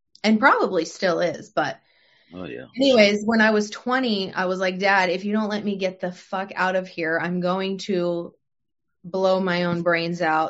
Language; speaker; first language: English; early bilingual, other home language; French